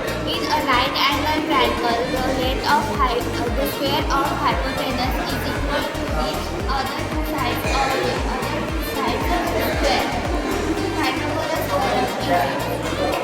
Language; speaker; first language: English; non-native, learner; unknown